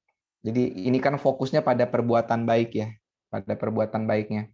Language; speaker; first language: Indonesian; native; Indonesian